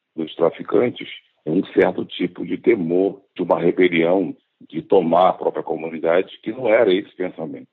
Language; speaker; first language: Portuguese; native; Portuguese